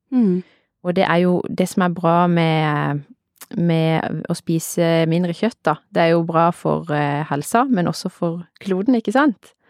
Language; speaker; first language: Norwegian; native; Norwegian